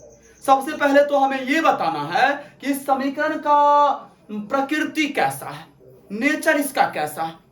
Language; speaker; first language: Hindi; native; Hindi